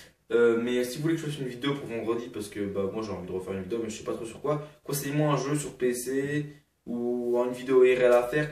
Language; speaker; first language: French; native; French